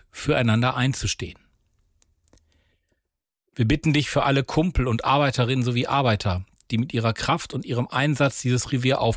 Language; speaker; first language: German; native; German